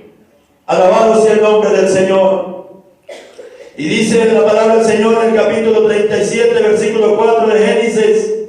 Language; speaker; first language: Spanish; native; Spanish